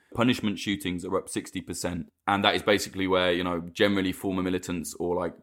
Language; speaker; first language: English; native; English